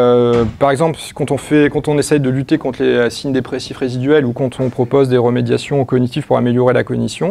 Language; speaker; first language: French; native; French